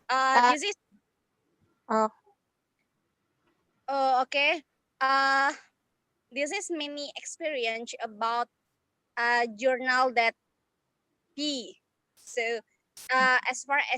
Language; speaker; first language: English; non-native, learner; Indonesian